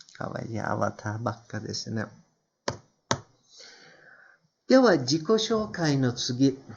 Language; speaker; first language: Japanese; non-native, fluent; Turkish